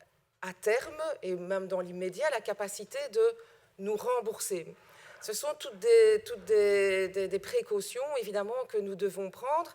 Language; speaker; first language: French; native; French